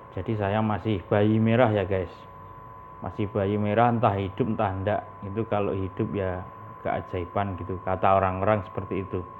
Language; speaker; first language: Indonesian; native; Indonesian